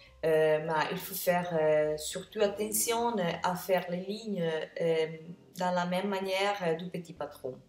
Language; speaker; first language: French; non-native, fluent; Italian